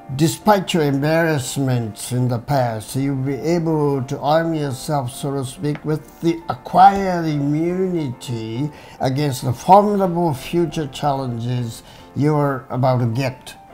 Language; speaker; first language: English; non-native, fluent; Japanese